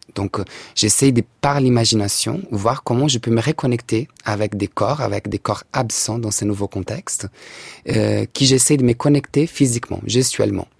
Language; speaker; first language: French; non-native, fluent; Portuguese